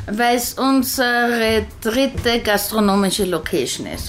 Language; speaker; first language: German; early bilingual, heritage; German